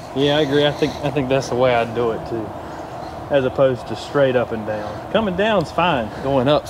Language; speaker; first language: English; native; English